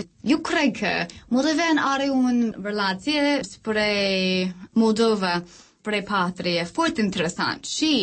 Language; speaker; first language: Romanian; non-native, learner; English